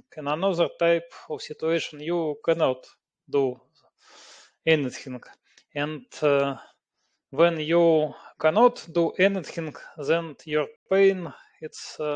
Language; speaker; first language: English; non-native, learner; Russian